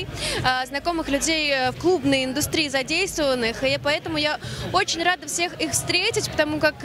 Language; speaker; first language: Russian; native; Russian